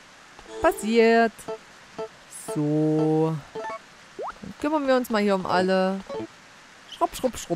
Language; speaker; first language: German; native; German